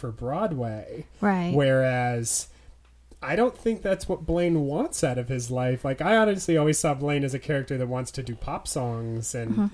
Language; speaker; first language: English; native; English